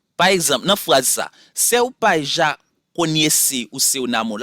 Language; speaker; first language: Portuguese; non-native, fluent; Haitian Creole